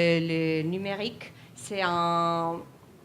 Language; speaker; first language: French; non-native, fluent; Spanish